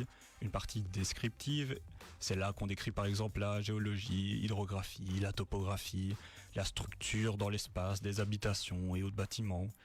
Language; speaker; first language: French; native; French